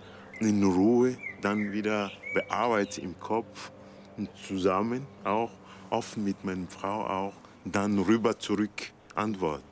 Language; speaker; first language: German; non-native, learner; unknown